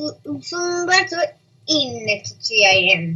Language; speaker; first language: Polish; early bilingual, heritage; Polish